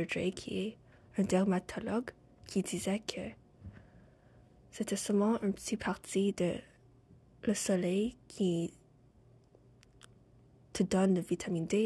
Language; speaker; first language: French; non-native, fluent; English